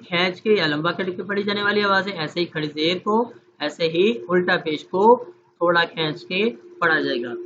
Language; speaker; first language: Urdu; native; Urdu